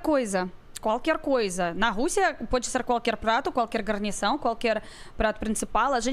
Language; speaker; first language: Portuguese; non-native, learner; Russian